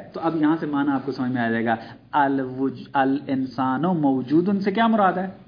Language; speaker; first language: Urdu; non-native, local second language; Punjabi